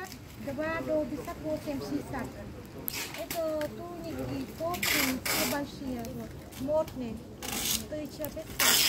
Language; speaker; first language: Russian; non-native, learner; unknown